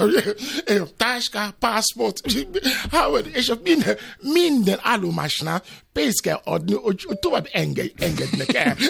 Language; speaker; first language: Hungarian; non-native, learner; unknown